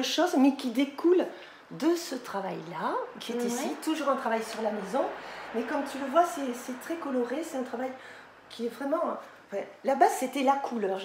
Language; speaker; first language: French; native; French